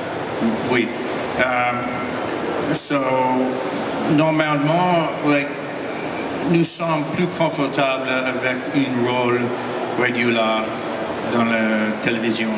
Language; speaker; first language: French; non-native, learner; English